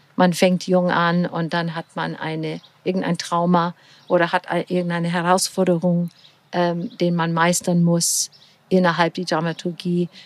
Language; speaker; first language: German; non-native, fluent; English